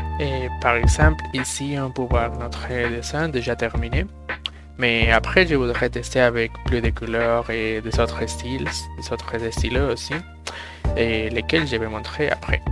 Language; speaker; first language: French; non-native, fluent; Spanish